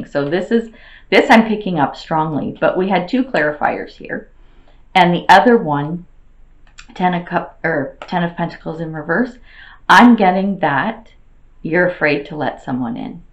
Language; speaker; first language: English; native; English